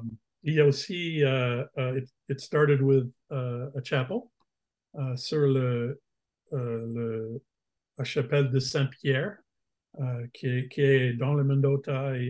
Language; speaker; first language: French; non-native, fluent; English